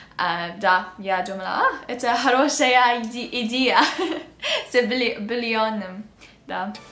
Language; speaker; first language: Russian; early bilingual, heritage; English